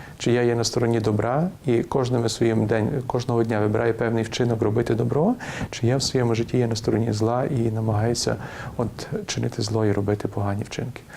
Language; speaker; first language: Ukrainian; native; Ukrainian